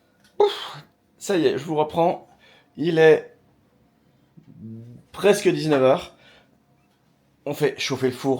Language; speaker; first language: French; native; French